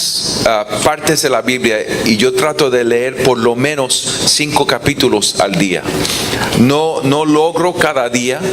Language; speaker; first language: Spanish; non-native, fluent; English